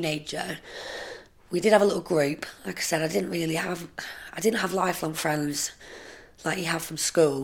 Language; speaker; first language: English; native; English